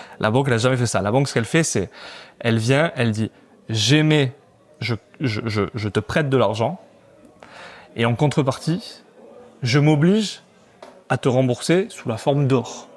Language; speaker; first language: French; native; French